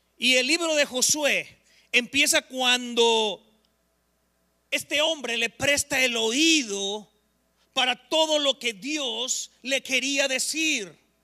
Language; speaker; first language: Spanish; native; Spanish